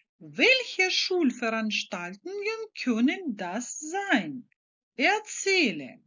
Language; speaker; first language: German; non-native, fluent; Ukrainian